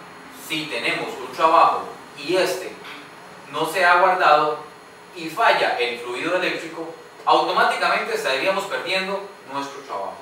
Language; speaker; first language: Spanish; native; Spanish